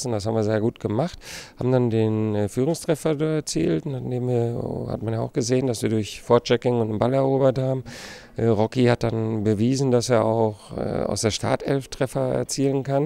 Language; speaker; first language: German; native; German